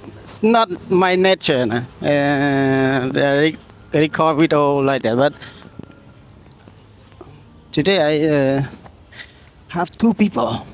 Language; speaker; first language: English; non-native, learner; Khmer